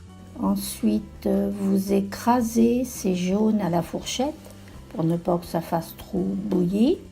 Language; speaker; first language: French; native; French